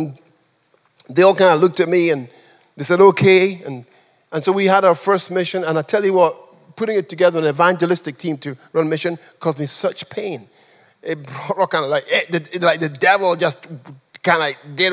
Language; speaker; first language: English; non-native, local second language; Yoruba